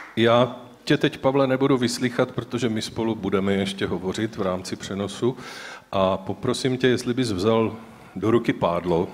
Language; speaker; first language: Czech; native; Czech